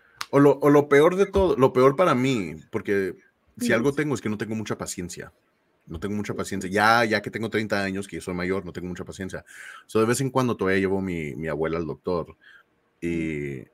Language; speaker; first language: Spanish; early bilingual, heritage; Spanish